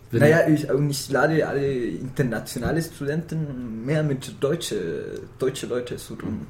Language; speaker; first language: German; non-native, fluent; Spanish